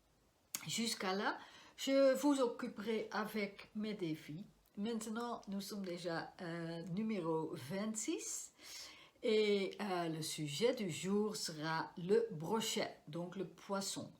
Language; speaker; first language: French; non-native, fluent; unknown